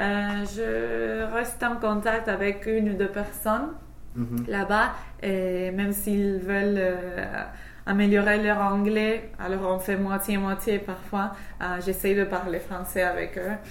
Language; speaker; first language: French; non-native, fluent; English